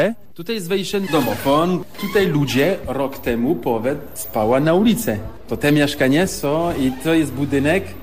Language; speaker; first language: Polish; non-native, learner; French